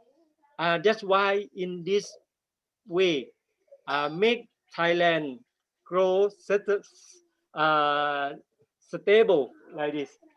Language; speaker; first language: English; non-native, learner; Thai